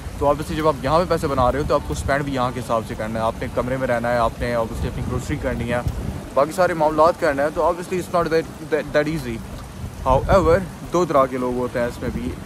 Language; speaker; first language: Urdu; native; Urdu